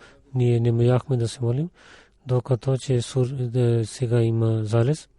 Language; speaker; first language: Bulgarian; non-native, learner; Urdu